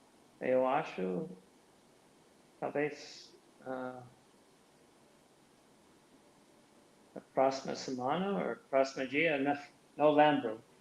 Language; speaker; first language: Portuguese; non-native, learner; English